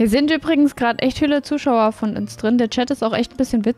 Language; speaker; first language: German; native; German